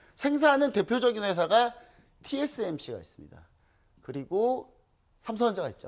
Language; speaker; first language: Korean; native; Korean